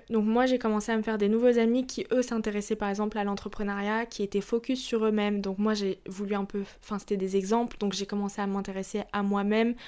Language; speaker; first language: French; early bilingual, other home language; Arabic